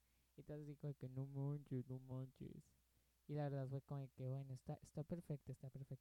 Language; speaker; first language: Spanish; native; Spanish